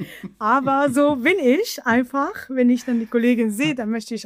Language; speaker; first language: German; non-native, fluent; Persian